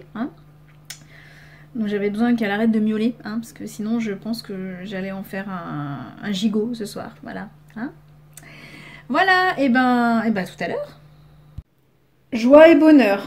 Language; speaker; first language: French; native; French